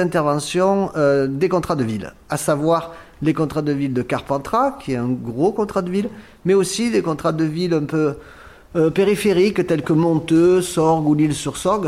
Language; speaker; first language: French; native; French